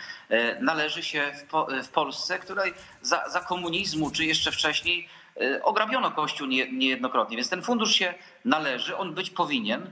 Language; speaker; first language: Polish; native; Polish